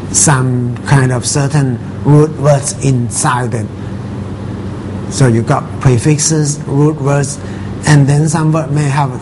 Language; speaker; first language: English; non-native, fluent; Thai